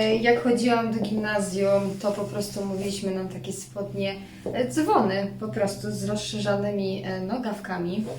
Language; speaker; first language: Polish; native; Polish